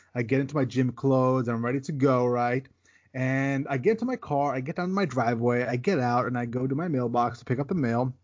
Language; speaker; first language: English; early bilingual, other home language; Urdu